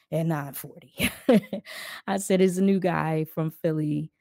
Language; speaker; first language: English; native; English